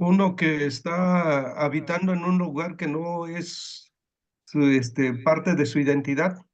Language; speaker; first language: Spanish; native; Spanish